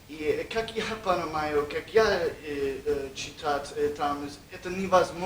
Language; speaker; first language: Russian; non-native, learner; English